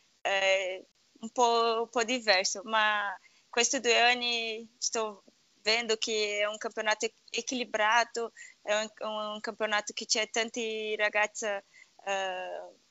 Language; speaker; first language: Italian; non-native, learner; Portuguese